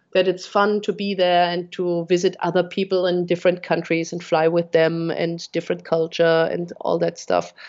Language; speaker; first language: English; non-native, fluent; German